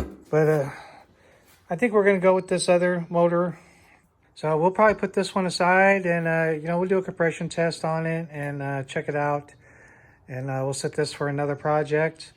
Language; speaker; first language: English; native; English